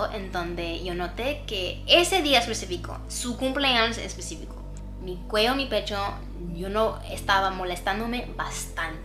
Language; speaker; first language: Spanish; non-native, fluent; English